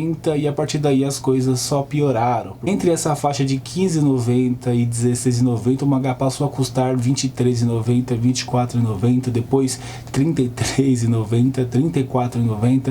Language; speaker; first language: Portuguese; native; Portuguese